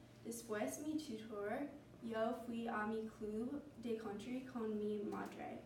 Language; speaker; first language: Spanish; non-native, learner; English